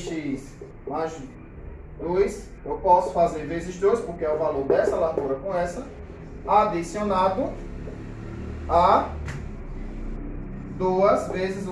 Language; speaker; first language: Portuguese; native; Portuguese